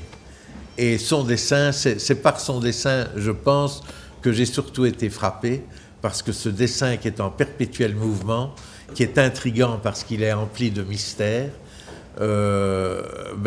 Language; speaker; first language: French; native; French